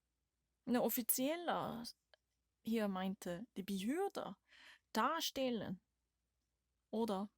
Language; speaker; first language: German; non-native, learner; Korean